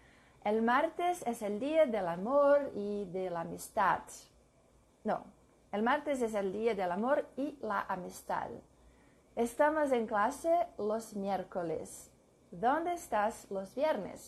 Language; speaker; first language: Spanish; non-native, learner; English